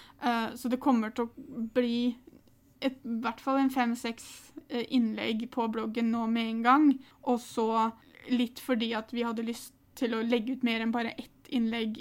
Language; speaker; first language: Norwegian; native; Norwegian